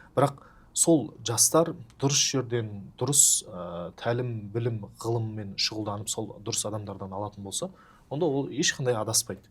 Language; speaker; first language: Kazakh; native; Kazakh